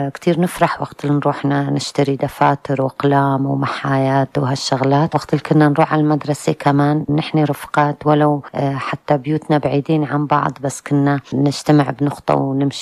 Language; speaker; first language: Arabic; non-native, local second language; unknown